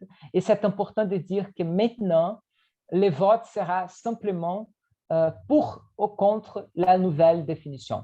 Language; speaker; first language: French; non-native, fluent; Portuguese